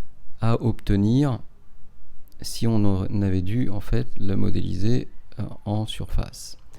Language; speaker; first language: French; native; French